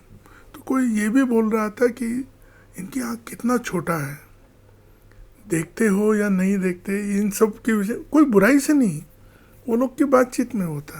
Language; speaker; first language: Hindi; non-native, local second language; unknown